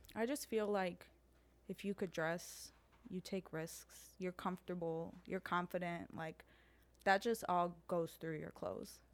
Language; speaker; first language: English; early bilingual, heritage; Serbian